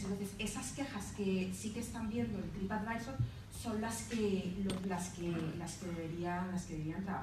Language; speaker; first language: Spanish; native; Spanish